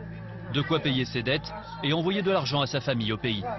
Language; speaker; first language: French; native; French